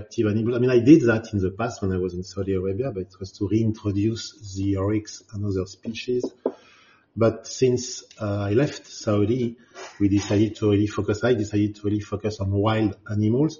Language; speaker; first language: English; non-native, fluent; French